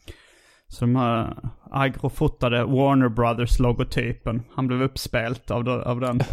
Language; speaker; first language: Swedish; native; Swedish